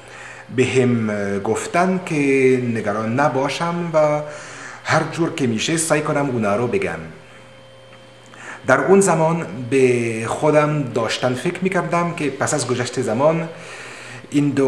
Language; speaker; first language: Persian; non-native, learner; French